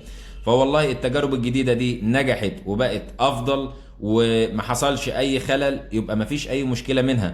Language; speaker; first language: Arabic; native; Arabic